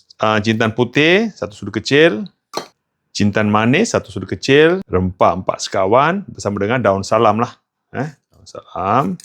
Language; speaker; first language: Malay; non-native, local second language; Tamil